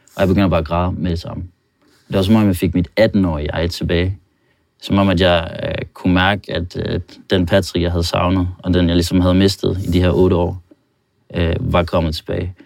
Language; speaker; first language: Danish; non-native, fluent; Norwegian